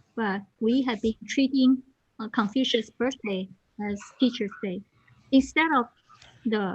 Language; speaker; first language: English; non-native, fluent; Chinese